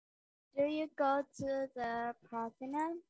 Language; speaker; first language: English; non-native, learner; Vietnamese